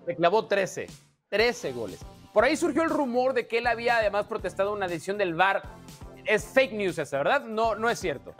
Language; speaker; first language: Spanish; native; Spanish